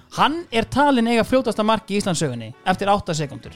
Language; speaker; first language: Icelandic; native; Icelandic